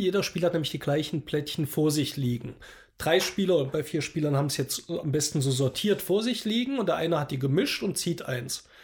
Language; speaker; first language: German; native; German